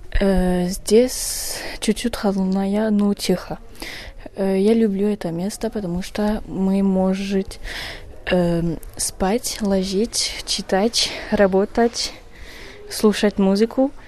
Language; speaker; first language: Russian; non-native, learner; French